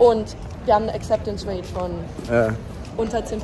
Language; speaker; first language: German; native; German